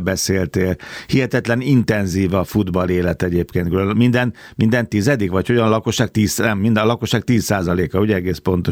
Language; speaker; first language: Hungarian; native; Hungarian